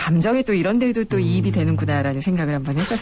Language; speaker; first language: Korean; native; Korean